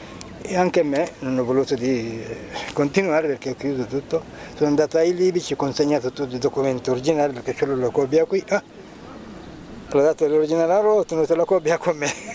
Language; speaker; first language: Italian; non-native, fluent; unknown